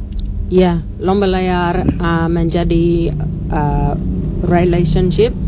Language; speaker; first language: Indonesian; non-native, learner; English